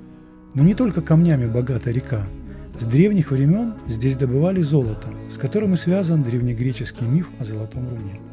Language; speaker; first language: Russian; native; Russian